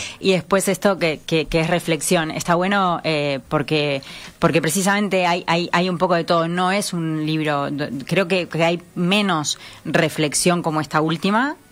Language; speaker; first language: Spanish; native; Spanish